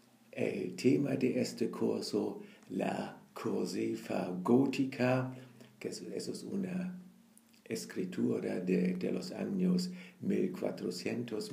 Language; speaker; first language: Spanish; non-native, learner; German